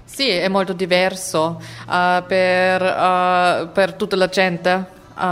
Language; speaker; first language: Italian; non-native, learner; German